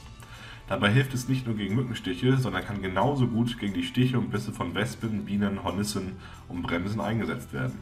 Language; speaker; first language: German; native; German